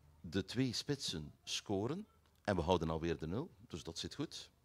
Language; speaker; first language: Dutch; native; Dutch